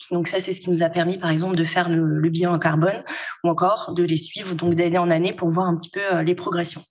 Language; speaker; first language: French; native; French